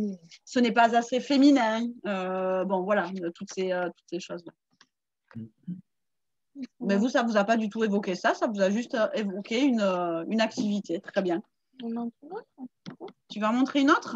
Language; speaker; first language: French; native; French